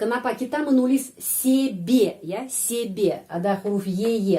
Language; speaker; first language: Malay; non-native, fluent; Russian